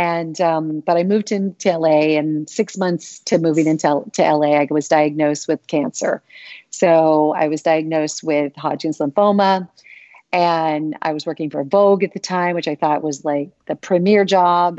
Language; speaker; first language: English; native; English